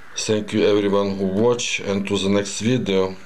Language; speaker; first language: English; non-native, learner; Ukrainian